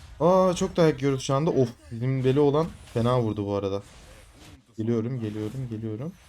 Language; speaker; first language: Turkish; native; Turkish